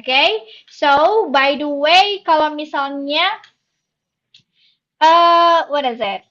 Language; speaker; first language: English; non-native, learner; Indonesian